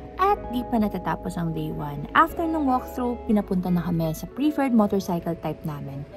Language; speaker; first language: Filipino; native; Filipino